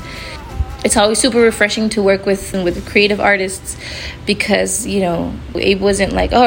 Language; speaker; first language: English; native; English